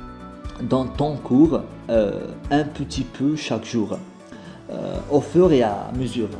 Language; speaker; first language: French; non-native, fluent; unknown